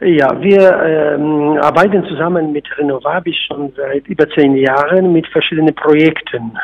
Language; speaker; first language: German; non-native, fluent; Polish